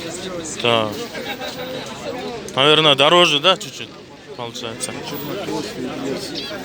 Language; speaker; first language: Russian; non-native, local second language; Kyrgyz